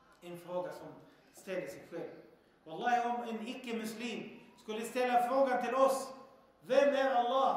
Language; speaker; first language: Swedish; early bilingual, other home language; Arabic